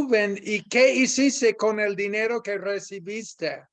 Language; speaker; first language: Spanish; non-native, fluent; English